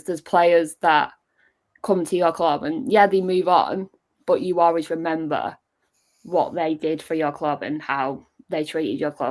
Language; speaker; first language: English; native; English